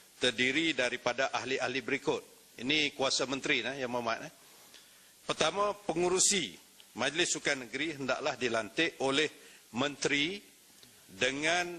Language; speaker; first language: Malay; native; Malay